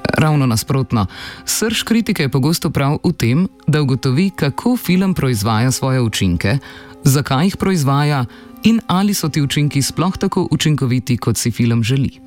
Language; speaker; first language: Slovenian; native; Slovenian